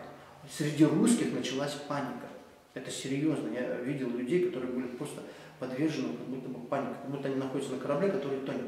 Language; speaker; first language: Russian; native; Russian